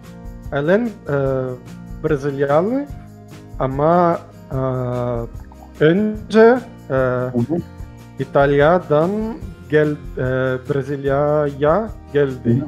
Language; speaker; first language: Turkish; non-native, learner; Portuguese